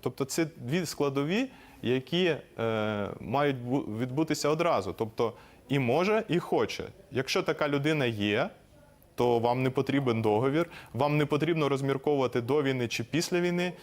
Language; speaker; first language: Ukrainian; native; Ukrainian